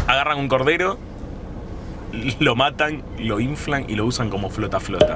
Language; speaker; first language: Spanish; native; Spanish